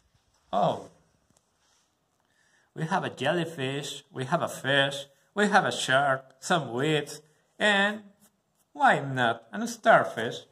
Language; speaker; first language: English; non-native, learner; Spanish